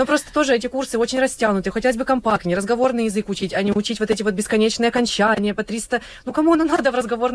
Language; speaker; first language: Russian; native; Russian